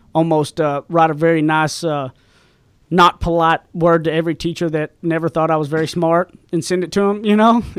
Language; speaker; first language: English; native; English